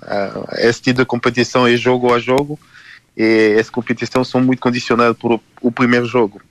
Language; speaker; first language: Portuguese; non-native, fluent; Haitian Creole